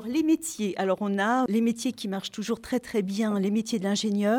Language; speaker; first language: French; native; French